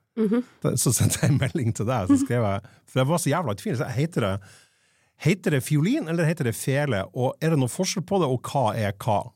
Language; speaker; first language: Norwegian; native; Norwegian